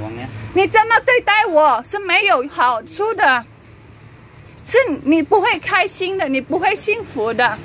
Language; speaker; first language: Chinese; non-native, fluent; Indonesian